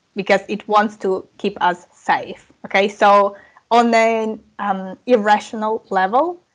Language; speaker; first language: English; non-native, fluent; Russian